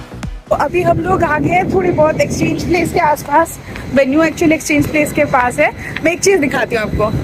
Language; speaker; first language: Hindi; non-native, local second language; Odia